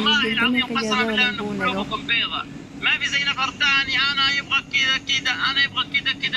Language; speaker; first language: Arabic; native; Arabic